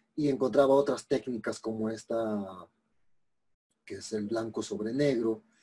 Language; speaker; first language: Spanish; native; Spanish